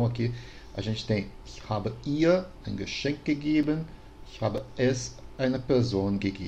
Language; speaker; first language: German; non-native, fluent; Portuguese